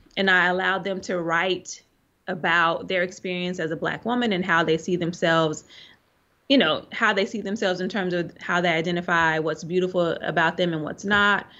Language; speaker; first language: English; native; English